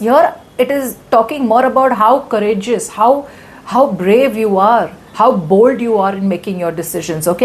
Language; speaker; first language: English; non-native, local second language; Hindi